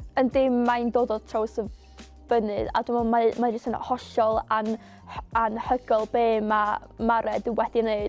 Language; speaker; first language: Welsh; native; Welsh